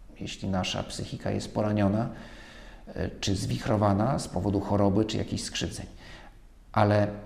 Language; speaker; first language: Polish; native; Polish